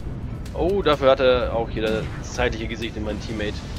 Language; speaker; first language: German; native; German